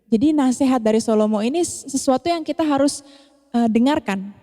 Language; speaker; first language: Indonesian; native; Indonesian